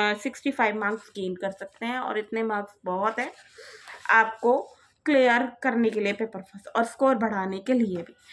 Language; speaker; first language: Hindi; native; Hindi